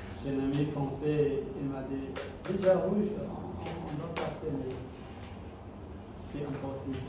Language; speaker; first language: French; non-native, learner; Khmer